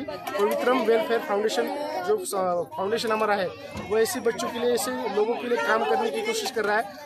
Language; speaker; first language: Hindi; native; Hindi